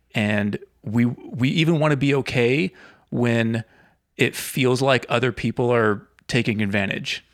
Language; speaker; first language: English; native; English